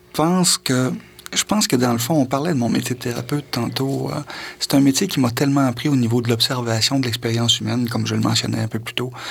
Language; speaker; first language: French; native; French